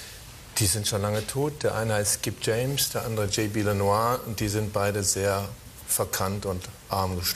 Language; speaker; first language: German; native; German